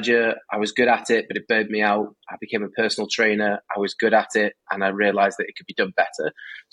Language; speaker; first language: English; native; English